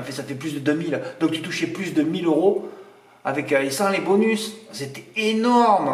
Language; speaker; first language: French; native; French